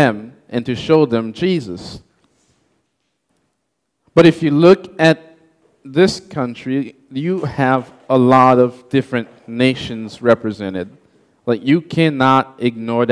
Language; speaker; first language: English; non-native, fluent; Haitian Creole